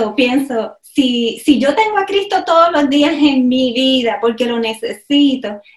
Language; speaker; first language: Spanish; native; Spanish